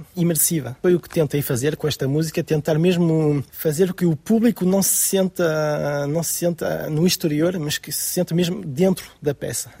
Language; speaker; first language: Portuguese; early bilingual, heritage; French